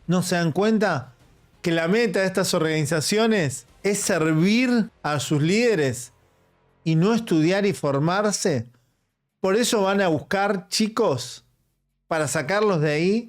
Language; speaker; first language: Spanish; native; Spanish